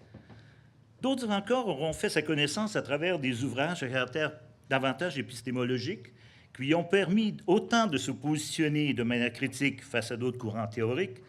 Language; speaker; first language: French; native; French